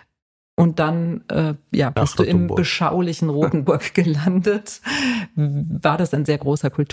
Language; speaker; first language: German; native; German